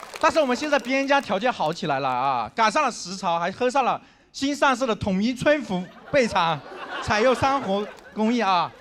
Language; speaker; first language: Chinese; non-native, local second language; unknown